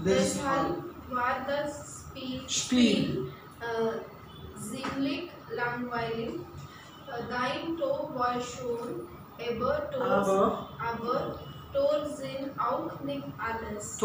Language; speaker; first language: German; non-native, learner; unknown